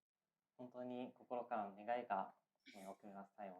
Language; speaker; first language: Japanese; native; Japanese